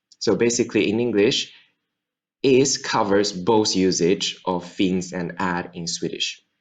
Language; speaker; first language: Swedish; non-native, fluent; Chinese